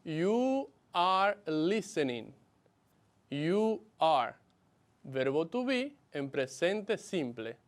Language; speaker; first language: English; non-native, fluent; Spanish